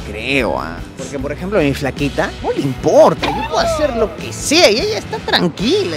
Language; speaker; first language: Spanish; native; Spanish